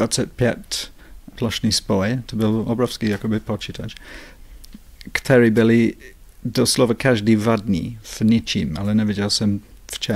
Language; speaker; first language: Czech; non-native, fluent; English